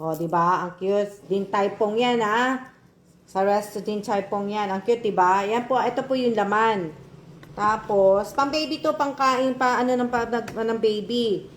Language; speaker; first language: Filipino; native; Filipino